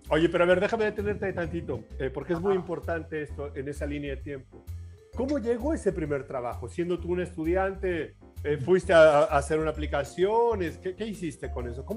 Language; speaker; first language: Spanish; native; Spanish